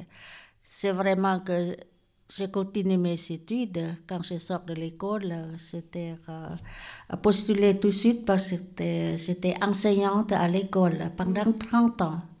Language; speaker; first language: French; non-native, learner; Lao